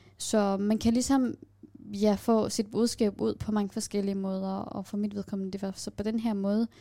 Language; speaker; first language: Danish; non-native, fluent; Kurdish